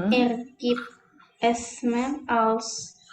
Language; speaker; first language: German; non-native, learner; Indonesian